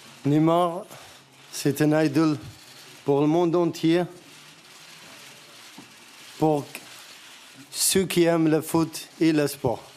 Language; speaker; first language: French; non-native, learner; Arabic